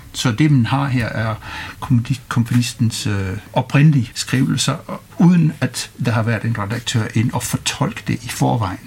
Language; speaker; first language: Danish; non-native, fluent; English